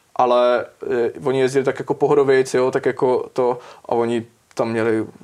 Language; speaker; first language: Czech; native; Czech